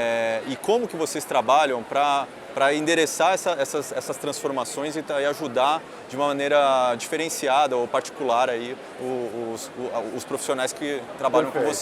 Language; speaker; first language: Portuguese; native; Portuguese